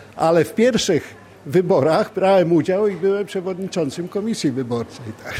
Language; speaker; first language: Polish; native; Polish